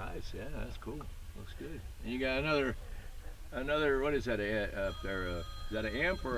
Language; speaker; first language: English; native; English